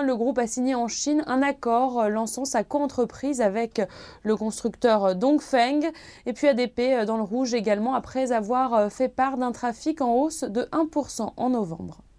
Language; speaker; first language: French; native; French